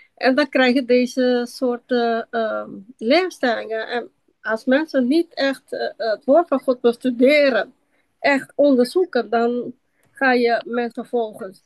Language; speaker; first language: Dutch; non-native, local second language; Papiamento